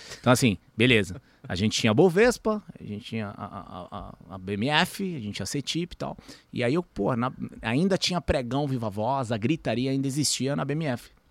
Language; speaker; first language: Portuguese; early bilingual, other home language; Spanish